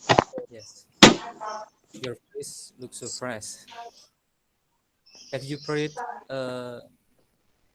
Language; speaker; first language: English; non-native, fluent; Indonesian